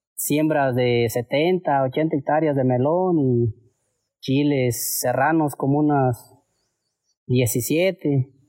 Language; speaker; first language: Spanish; native; Spanish